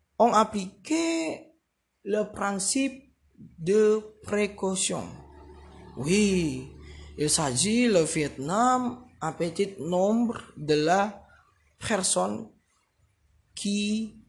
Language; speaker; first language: French; non-native, learner; Indonesian